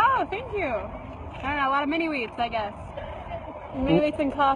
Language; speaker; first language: English; native; English